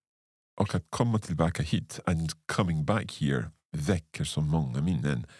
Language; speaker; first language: Swedish; non-native, learner; English